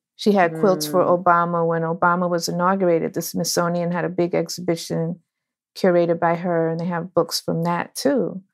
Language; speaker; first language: English; native; English